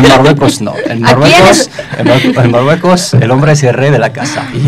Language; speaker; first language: Spanish; non-native, fluent; Arabic